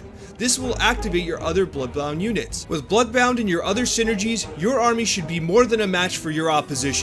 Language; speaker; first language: English; native; English